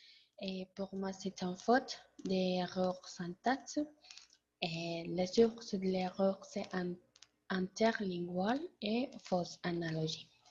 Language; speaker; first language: French; non-native, learner; Spanish